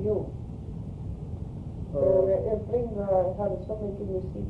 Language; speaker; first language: Swedish; early bilingual, heritage; Swedish